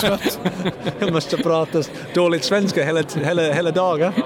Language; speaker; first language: Swedish; non-native, learner; English